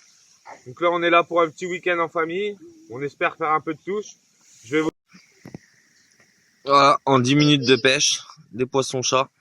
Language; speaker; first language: French; native; French